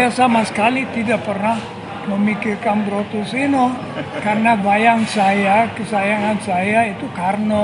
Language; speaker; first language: Indonesian; non-native, fluent; German